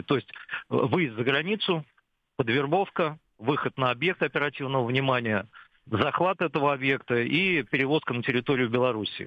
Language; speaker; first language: Russian; native; Russian